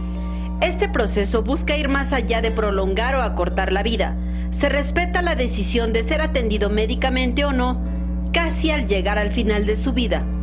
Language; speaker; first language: Spanish; native; Spanish